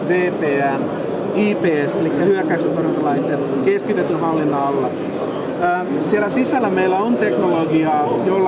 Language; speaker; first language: Finnish; native; Finnish